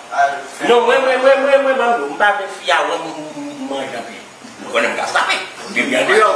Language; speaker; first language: Portuguese; non-native, learner; Haitian Creole